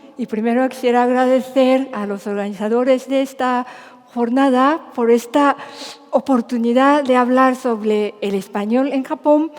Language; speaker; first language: Spanish; non-native, fluent; Japanese